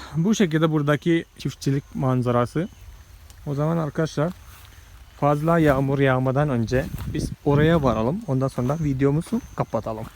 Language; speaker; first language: Turkish; non-native, fluent; Malayalam